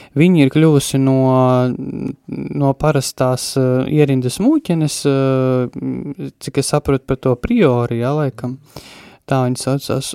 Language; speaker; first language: Latvian; native; Latvian